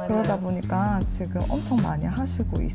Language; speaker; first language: Korean; native; Korean